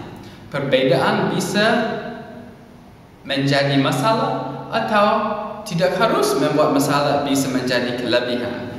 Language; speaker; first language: Indonesian; non-native, learner; English